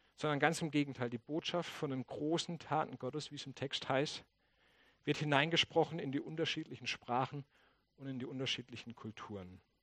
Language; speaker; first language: German; native; German